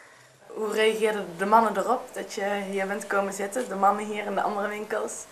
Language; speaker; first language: Dutch; native; Dutch